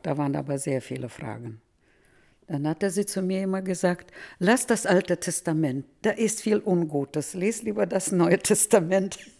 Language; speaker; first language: German; early bilingual, heritage; Russian